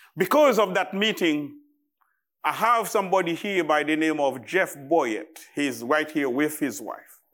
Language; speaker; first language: English; non-native, fluent; Haitian Creole